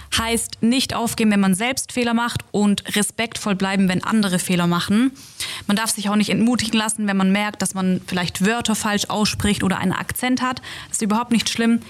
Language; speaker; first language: German; native; German